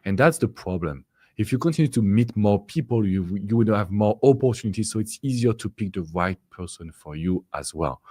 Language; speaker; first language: English; non-native, fluent; French